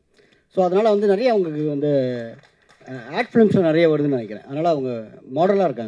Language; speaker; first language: Tamil; native; Tamil